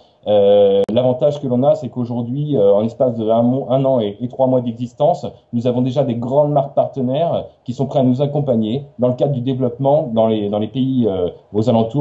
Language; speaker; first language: French; native; French